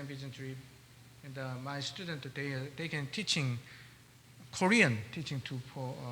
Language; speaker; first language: English; non-native, learner; Korean